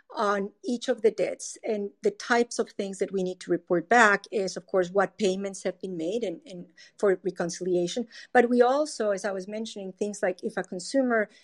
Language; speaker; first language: English; non-native, fluent; Spanish